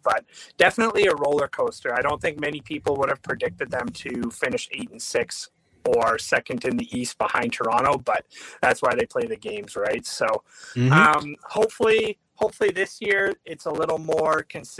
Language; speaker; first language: English; native; English